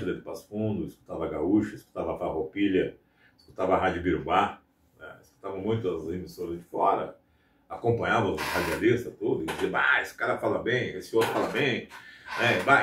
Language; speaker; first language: Portuguese; native; Portuguese